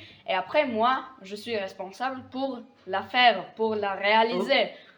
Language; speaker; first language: French; non-native, fluent; Polish